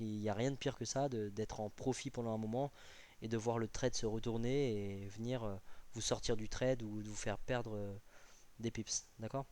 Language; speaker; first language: French; native; French